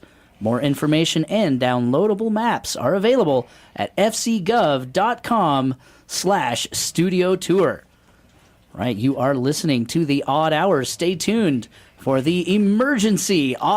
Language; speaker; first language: English; native; English